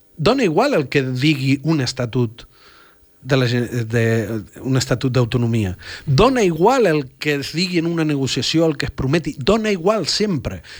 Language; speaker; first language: Catalan; non-native, fluent; Spanish